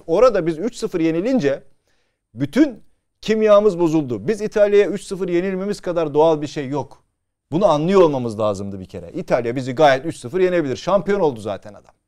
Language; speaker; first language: Turkish; native; Turkish